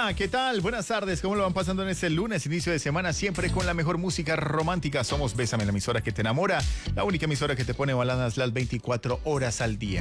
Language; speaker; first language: Spanish; native; Spanish